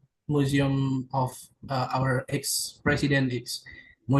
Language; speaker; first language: English; non-native, learner; Indonesian